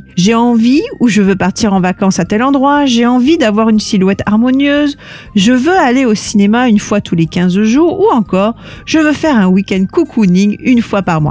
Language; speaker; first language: French; native; French